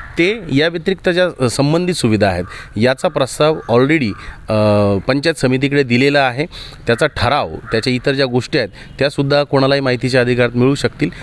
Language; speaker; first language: Marathi; native; Marathi